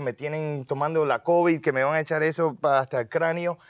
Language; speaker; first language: Spanish; early bilingual, heritage; Spanish